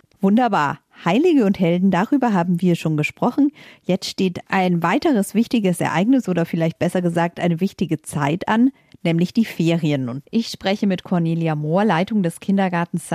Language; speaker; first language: German; native; German